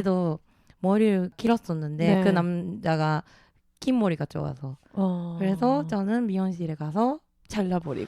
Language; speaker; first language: Korean; early bilingual, heritage; Japanese